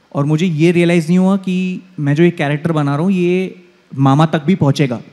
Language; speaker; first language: Hindi; native; Hindi